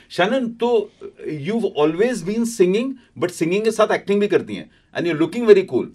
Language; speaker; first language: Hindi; native; Hindi